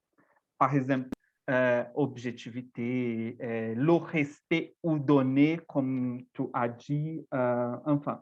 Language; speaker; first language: French; non-native, fluent; Portuguese